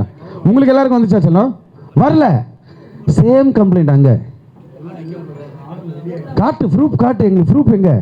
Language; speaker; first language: Tamil; native; Tamil